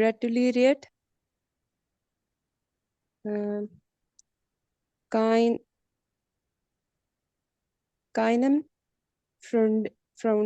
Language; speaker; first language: German; non-native, learner; Urdu